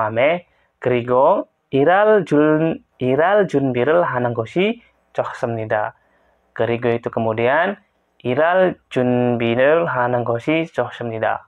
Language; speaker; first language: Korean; non-native, fluent; Indonesian